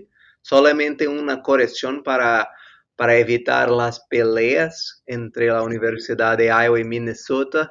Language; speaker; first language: Spanish; non-native, fluent; Portuguese